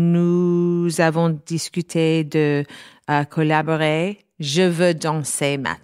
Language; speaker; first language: French; non-native, fluent; English